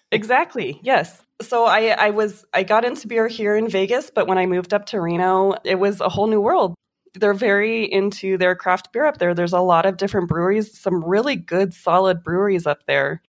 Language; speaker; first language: English; native; English